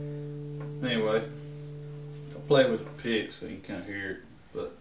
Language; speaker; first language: English; native; English